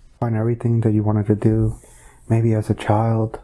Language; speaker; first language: English; native; English